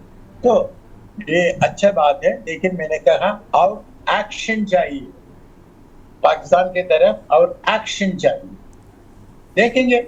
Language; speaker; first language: Hindi; non-native, local second language; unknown